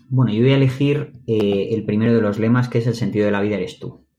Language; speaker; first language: Spanish; native; Spanish